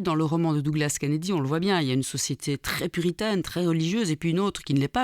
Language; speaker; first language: French; native; French